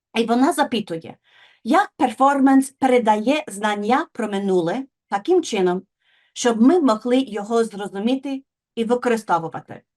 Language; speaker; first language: Ukrainian; non-native, fluent; English